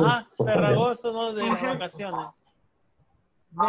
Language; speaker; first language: Italian; non-native, fluent; Spanish